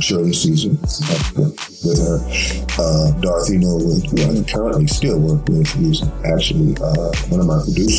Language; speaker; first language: English; native; English